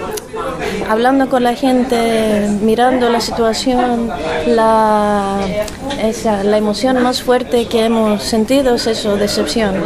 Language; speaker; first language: Spanish; non-native, fluent; Greek